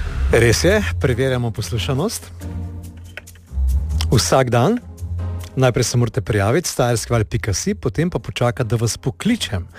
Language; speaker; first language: Slovenian; native; Slovenian